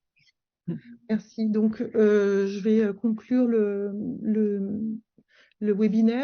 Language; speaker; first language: French; native; French